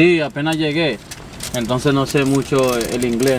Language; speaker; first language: Spanish; early bilingual, heritage; Spanish